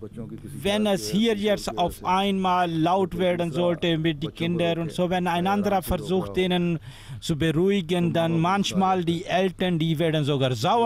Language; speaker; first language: German; non-native, fluent; Urdu